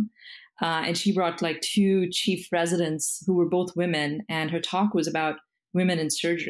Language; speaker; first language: English; non-native, local second language; Hindi